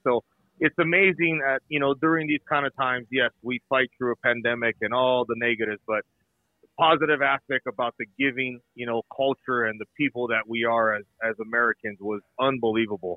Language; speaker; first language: English; native; English